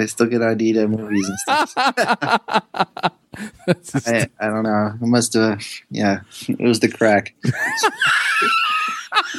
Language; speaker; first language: English; native; English